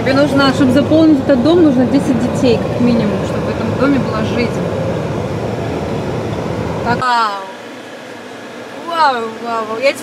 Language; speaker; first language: Russian; native; Russian